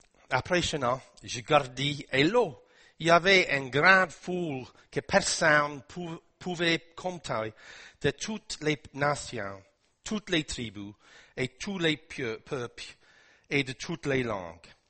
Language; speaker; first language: French; non-native, fluent; English